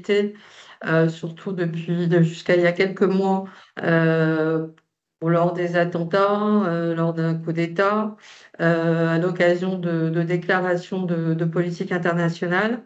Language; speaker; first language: French; native; French